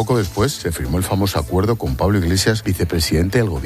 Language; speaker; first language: Spanish; native; Spanish